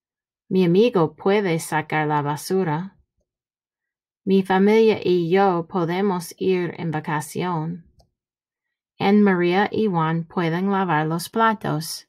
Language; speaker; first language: Spanish; non-native, fluent; English